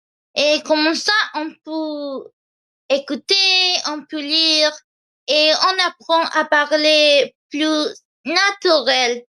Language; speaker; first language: French; non-native, learner; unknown